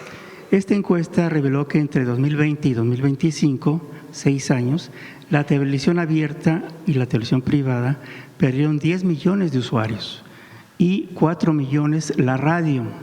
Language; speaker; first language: Spanish; native; Spanish